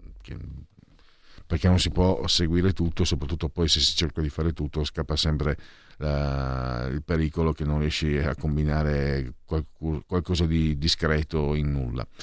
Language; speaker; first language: Italian; native; Italian